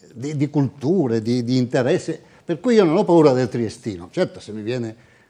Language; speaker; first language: Italian; native; Italian